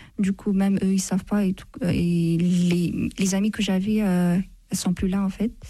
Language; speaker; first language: French; non-native, fluent; Amharic